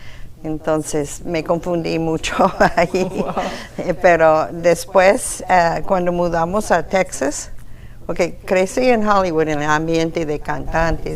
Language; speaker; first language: Spanish; non-native, fluent; English